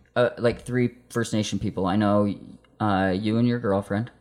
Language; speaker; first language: English; native; English